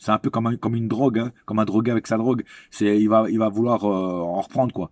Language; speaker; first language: French; native; French